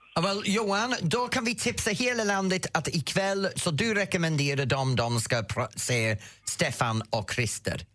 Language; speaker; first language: Swedish; non-native, fluent; English